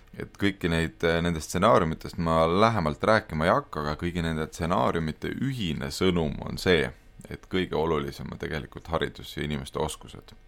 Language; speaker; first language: Estonian; native; Estonian